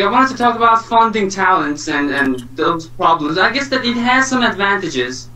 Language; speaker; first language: English; non-native, fluent; Persian